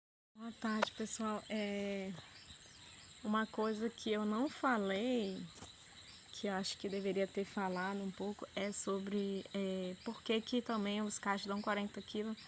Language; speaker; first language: Portuguese; native; Portuguese